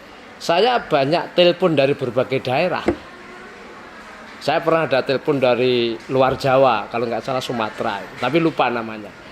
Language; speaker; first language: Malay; non-native, local second language; Javanese